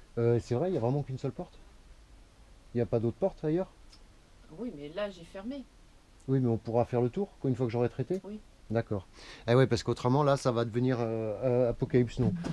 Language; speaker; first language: French; native; French